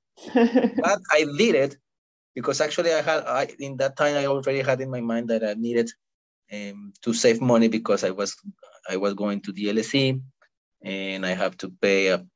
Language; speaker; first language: English; non-native, fluent; Spanish